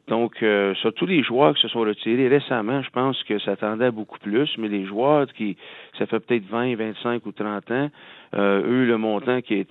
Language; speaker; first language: French; native; French